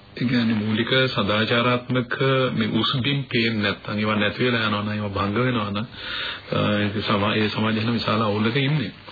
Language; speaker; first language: Sinhala; native; Sinhala